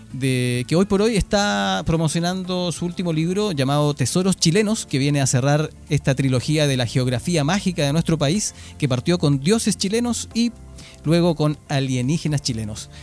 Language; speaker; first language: Spanish; native; Spanish